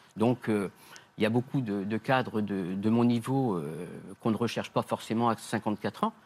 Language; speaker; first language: French; native; French